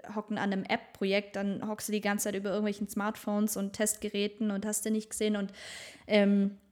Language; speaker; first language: German; native; German